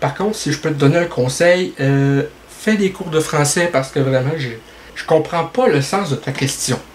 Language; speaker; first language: French; native; French